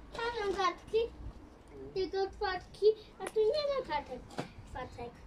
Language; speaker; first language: Polish; early bilingual, heritage; Polish